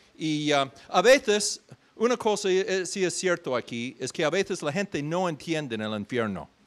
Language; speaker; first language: Spanish; non-native, fluent; English